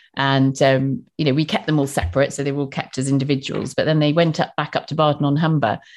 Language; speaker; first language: English; native; English